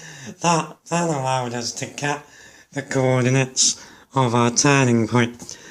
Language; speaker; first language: English; native; English